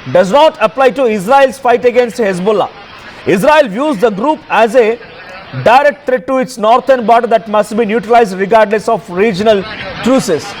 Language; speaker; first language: English; non-native, local second language; Telugu